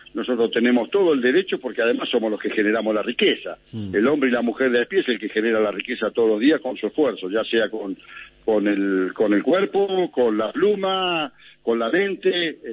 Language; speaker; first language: Spanish; native; Spanish